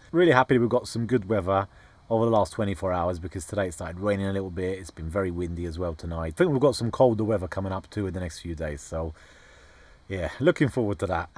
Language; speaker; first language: English; native; English